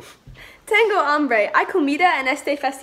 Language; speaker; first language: Spanish; non-native, learner; English